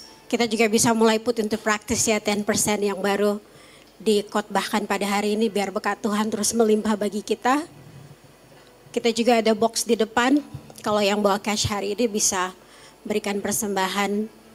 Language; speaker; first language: Indonesian; native; Indonesian